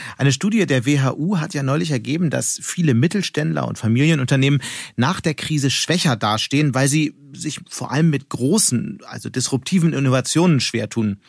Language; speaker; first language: German; native; German